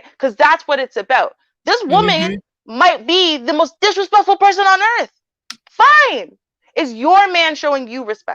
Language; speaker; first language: English; native; English